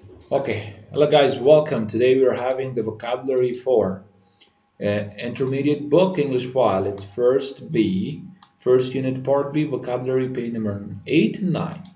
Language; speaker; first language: English; non-native, fluent; Persian